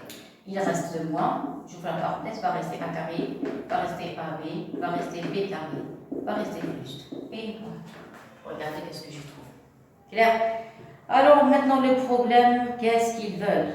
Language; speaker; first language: French; non-native, local second language; Arabic